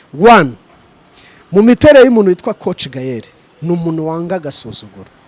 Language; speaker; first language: Kinyarwanda; native; Kinyarwanda